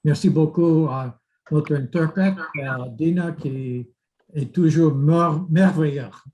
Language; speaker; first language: French; non-native, fluent; English